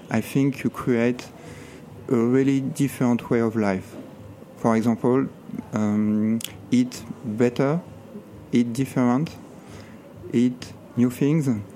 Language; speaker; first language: English; non-native, fluent; French